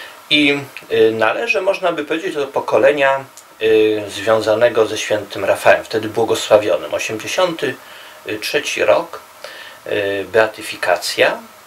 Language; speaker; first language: Polish; native; Polish